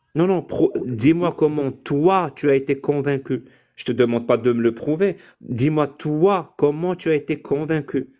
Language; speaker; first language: French; non-native, local second language; Arabic